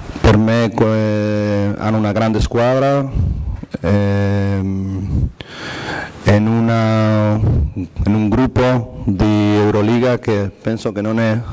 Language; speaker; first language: Italian; non-native, learner; Spanish